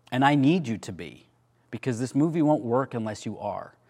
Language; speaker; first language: English; native; English